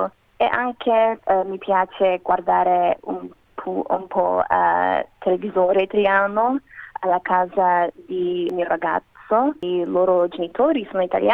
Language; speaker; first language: Italian; non-native, learner; Macedonian